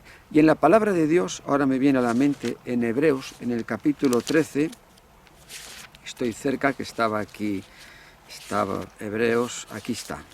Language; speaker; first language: Spanish; native; Spanish